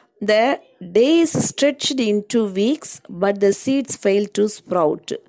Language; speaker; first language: English; non-native, local second language; Tamil